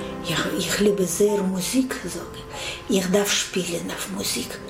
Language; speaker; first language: German; non-native, learner; Russian